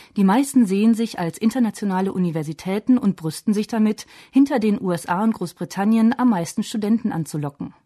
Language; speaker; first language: German; native; German